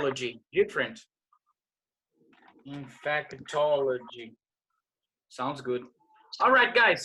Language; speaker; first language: English; non-native, fluent; Portuguese